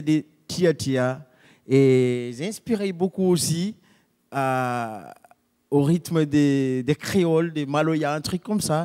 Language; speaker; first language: French; non-native, local second language; Malagasy